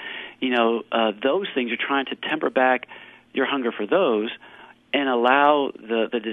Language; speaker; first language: English; native; English